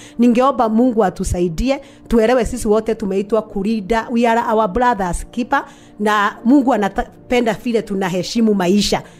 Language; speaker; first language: Swahili; non-native, local second language; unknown